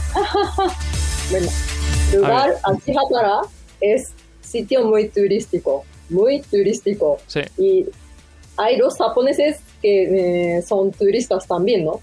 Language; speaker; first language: Spanish; non-native, learner; Japanese